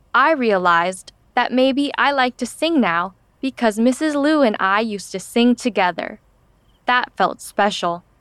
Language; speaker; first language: English; native; English